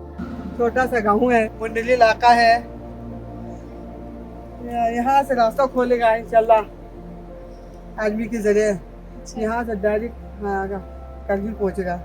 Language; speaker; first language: Hindi; non-native, local second language; Balti